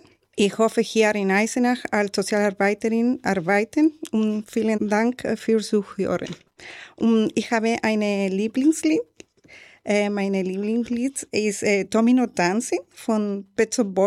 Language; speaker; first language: German; non-native, learner; Spanish